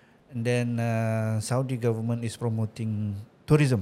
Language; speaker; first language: English; non-native, local second language; Malay